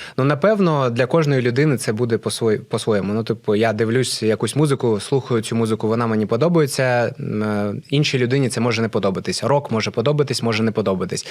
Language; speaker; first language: Ukrainian; non-native, local second language; Russian